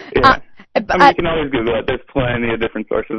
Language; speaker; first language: English; native; English